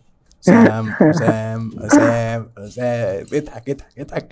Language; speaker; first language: Arabic; native; Arabic